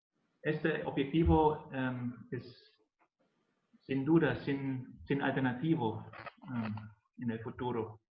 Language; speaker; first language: Spanish; non-native, learner; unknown